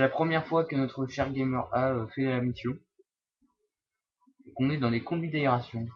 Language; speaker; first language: French; native; French